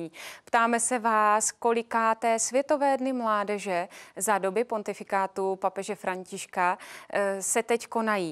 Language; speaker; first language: Czech; native; Czech